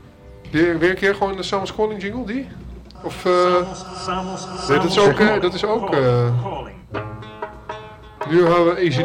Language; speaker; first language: Dutch; native; Dutch